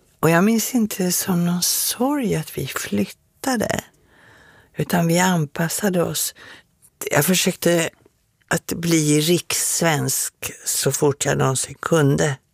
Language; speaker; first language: Swedish; native; Swedish